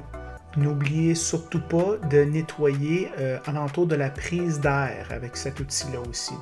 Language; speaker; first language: French; native; French